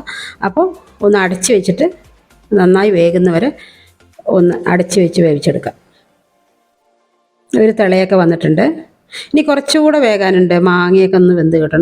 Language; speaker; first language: Malayalam; native; Malayalam